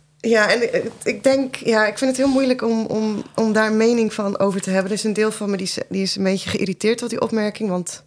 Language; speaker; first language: Dutch; early bilingual, other home language; Persian